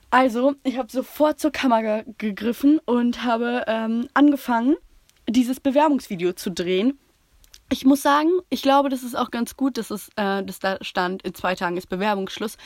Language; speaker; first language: German; native; German